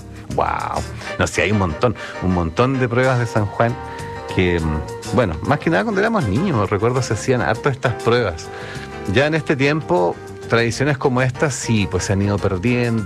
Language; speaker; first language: Spanish; native; Spanish